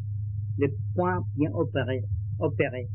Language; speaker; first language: French; non-native, learner; Vietnamese